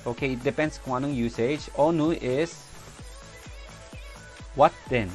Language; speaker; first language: English; non-native, local second language; Filipino